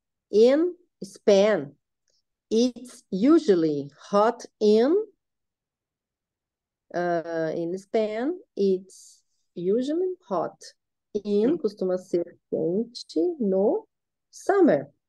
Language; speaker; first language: English; non-native, learner; Portuguese